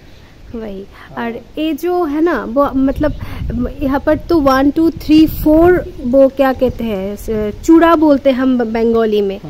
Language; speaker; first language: Hindi; non-native, local second language; Bangla